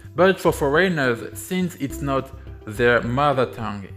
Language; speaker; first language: English; non-native, fluent; French